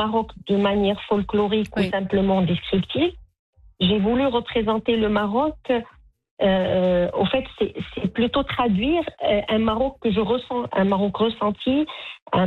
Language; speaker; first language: French; non-native, local second language; Arabic